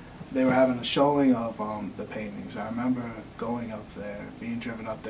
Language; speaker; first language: English; early bilingual, other home language; Spanish